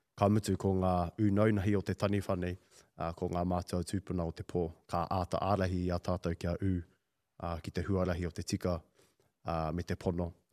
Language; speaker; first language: Māori; native; Māori